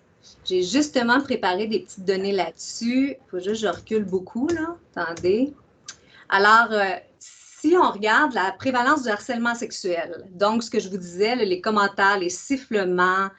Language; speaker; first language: French; native; French